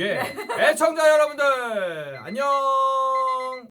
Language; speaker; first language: Korean; native; Korean